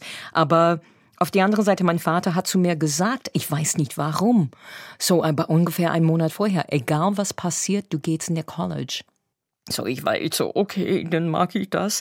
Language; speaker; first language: German; non-native, fluent; English